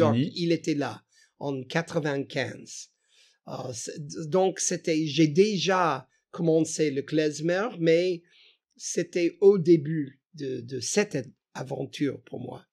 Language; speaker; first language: French; non-native, fluent; English